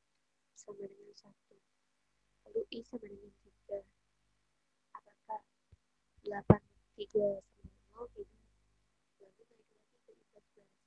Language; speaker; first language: Indonesian; native; Indonesian